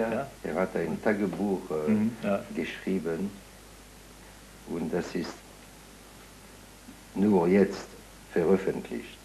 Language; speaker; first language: German; non-native, learner; French